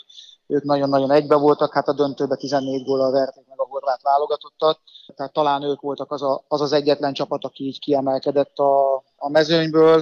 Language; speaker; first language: Hungarian; native; Hungarian